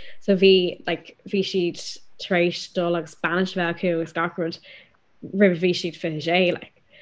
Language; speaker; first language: Irish; non-native, local second language; English